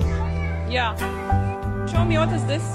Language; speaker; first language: English; non-native, learner; Arabic